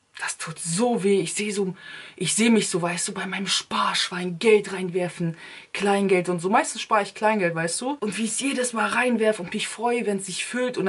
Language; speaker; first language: German; early bilingual, other home language; Turkish